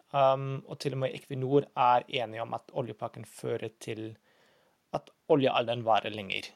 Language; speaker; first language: Norwegian; non-native, fluent; German